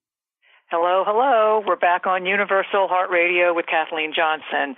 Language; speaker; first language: English; native; English